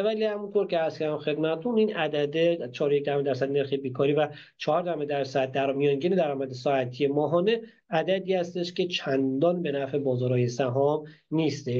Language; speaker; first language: Persian; native; Persian